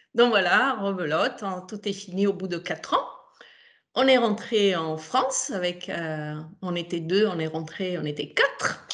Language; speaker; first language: French; non-native, fluent; Italian